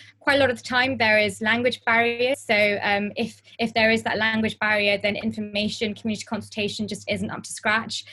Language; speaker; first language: English; native; English